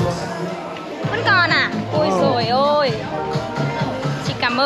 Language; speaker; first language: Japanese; non-native, learner; Vietnamese